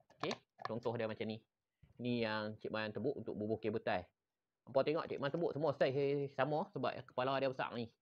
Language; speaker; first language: Malay; native; Malay